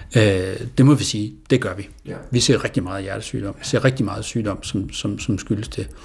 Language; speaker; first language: Danish; native; Danish